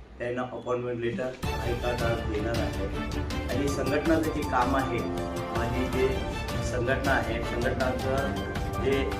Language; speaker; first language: Marathi; non-native, local second language; Urdu